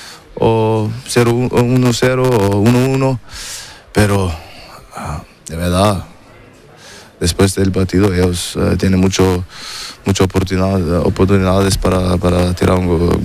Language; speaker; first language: Spanish; non-native, learner; German